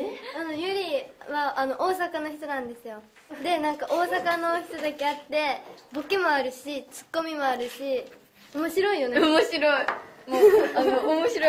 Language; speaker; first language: Japanese; native; Japanese